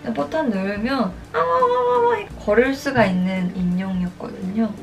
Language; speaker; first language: Korean; non-native, fluent; Japanese